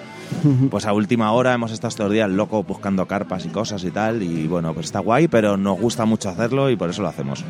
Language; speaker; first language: Spanish; native; Spanish